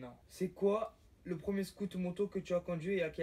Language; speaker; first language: French; native; French